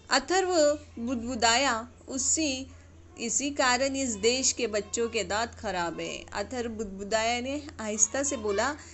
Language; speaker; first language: Hindi; non-native, local second language; Urdu